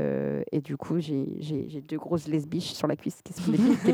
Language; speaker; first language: French; native; French